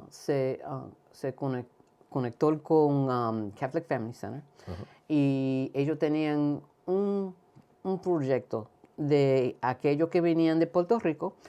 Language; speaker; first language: Spanish; early bilingual, heritage; Spanish